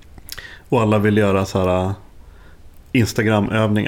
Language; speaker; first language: Swedish; native; Swedish